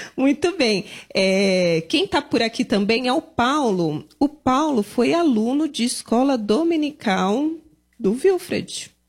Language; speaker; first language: Portuguese; native; Portuguese